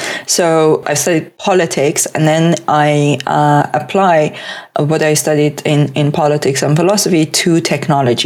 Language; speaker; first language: English; non-native, fluent; Persian